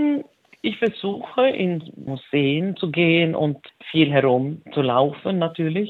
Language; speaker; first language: German; non-native, fluent; Swedish